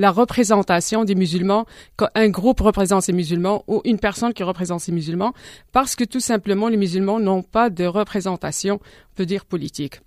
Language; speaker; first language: French; non-native, local second language; Arabic